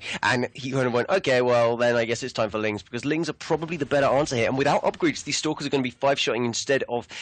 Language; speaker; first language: English; native; English